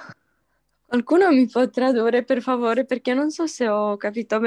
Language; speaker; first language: Italian; non-native, learner; Romanian